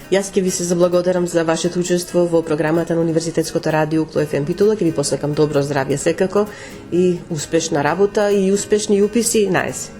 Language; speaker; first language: Macedonian; native; Macedonian